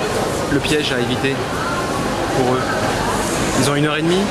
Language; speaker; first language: French; native; French